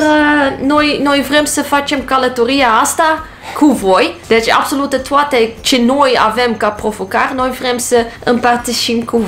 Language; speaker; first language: Romanian; non-native, learner; Dutch